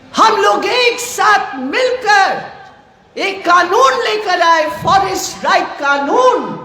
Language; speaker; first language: Hindi; non-native, local second language; Bangla